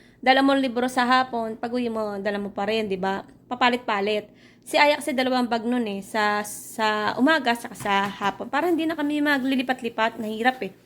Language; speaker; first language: Filipino; native; Filipino